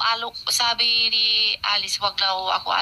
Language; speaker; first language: Filipino; non-native, learner; Chinese